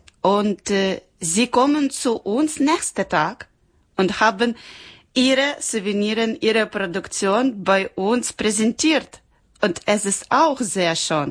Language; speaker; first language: German; non-native, learner; Ukrainian